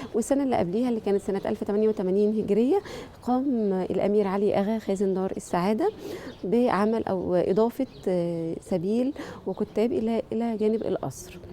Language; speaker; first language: Egyptian Arabic; native; Egyptian Arabic